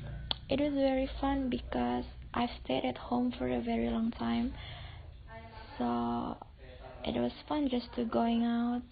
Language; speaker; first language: English; non-native, fluent; Indonesian